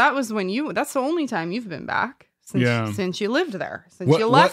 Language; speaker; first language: English; native; English